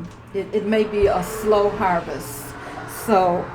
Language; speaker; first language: English; native; English